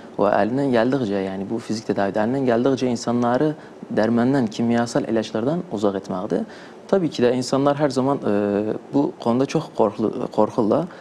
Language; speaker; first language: Turkish; native; Turkish